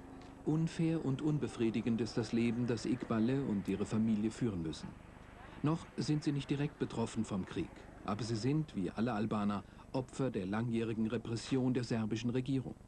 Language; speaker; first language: German; native; German